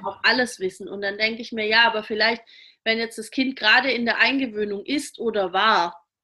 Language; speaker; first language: German; native; German